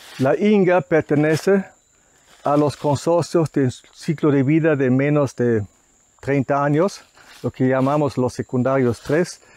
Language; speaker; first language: Spanish; non-native, fluent; German